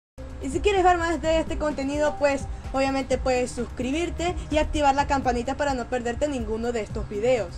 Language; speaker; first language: Spanish; native; Spanish